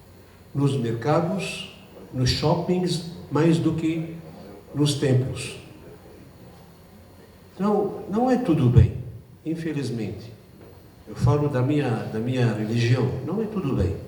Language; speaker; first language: Portuguese; non-native, fluent; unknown